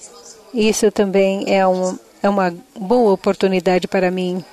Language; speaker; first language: Portuguese; non-native, fluent; Indonesian